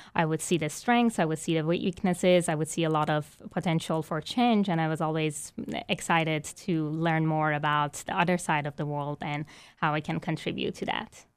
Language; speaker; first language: English; non-native, fluent; Persian